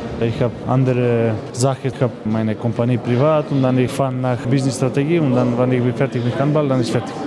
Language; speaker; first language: German; non-native, learner; Macedonian